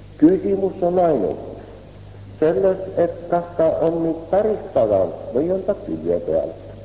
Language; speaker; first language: Estonian; native; Estonian